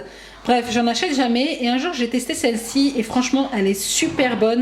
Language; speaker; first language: French; native; French